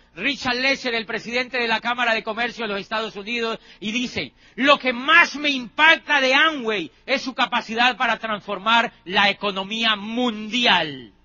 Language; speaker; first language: Spanish; native; Spanish